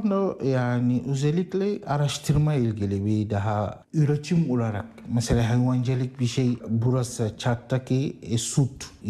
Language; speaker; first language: Turkish; non-native, learner; Arabic